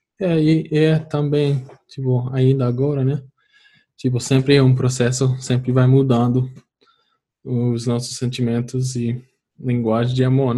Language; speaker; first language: Portuguese; non-native, fluent; English